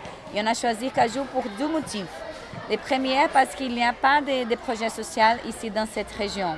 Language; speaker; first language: French; non-native, fluent; Portuguese